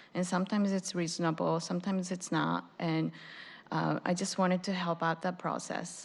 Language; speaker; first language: English; non-native, fluent; Japanese